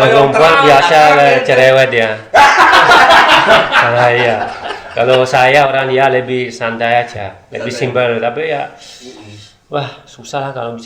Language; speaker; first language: Indonesian; non-native, learner; Spanish